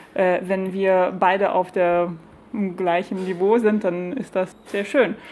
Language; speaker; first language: German; non-native, fluent; Lithuanian